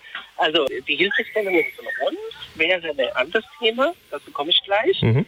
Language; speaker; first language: German; non-native, fluent; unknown